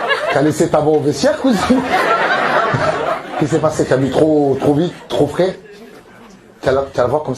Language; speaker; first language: French; native; French